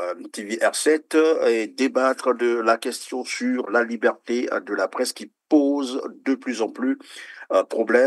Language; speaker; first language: French; native; French